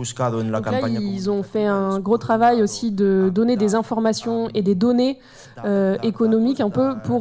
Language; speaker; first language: French; native; French